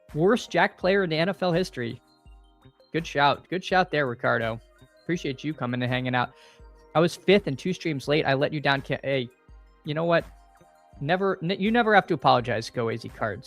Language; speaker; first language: English; native; English